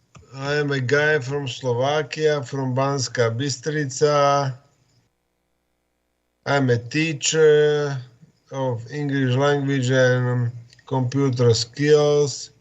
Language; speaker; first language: English; non-native, fluent; Slovak